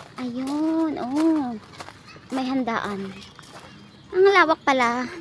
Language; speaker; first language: Filipino; non-native, local second language; Iloko